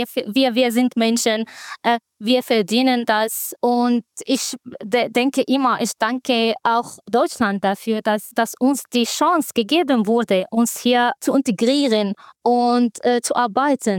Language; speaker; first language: German; non-native, fluent; Arabic